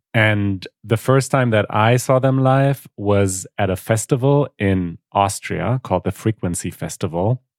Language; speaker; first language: English; non-native, fluent; German